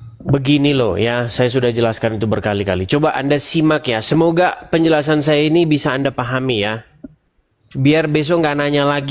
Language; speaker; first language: Indonesian; native; Indonesian